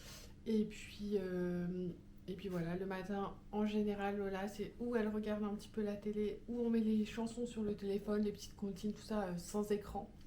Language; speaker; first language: French; native; French